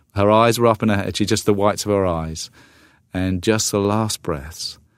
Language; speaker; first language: English; native; English